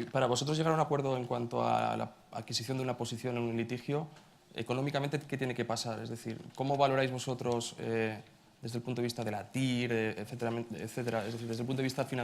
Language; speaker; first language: Spanish; native; Spanish